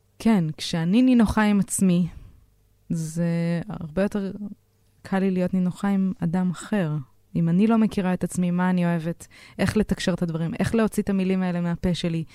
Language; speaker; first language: Hebrew; native; Hebrew